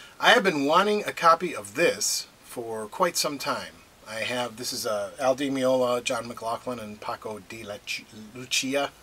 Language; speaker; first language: English; native; English